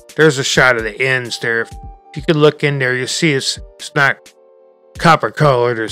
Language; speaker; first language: English; native; English